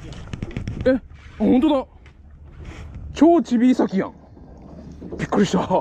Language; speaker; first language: Japanese; native; Japanese